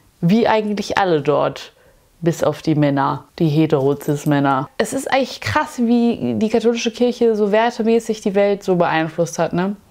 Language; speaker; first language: German; native; German